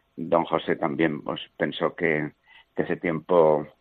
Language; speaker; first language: Spanish; native; Spanish